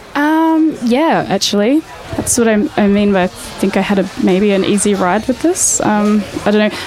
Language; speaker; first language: English; native; English